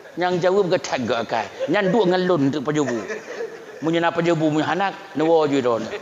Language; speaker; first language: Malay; non-native, local second language; Achinese